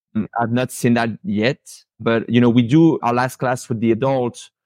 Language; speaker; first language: English; non-native, fluent; French